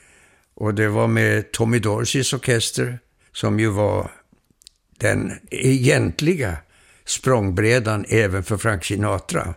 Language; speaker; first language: Swedish; early bilingual, heritage; Swedish